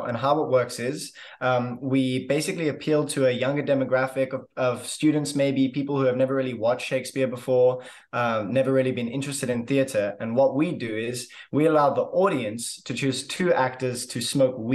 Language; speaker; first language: English; native; English